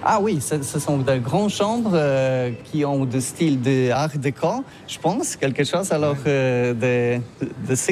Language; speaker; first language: French; non-native, learner; Polish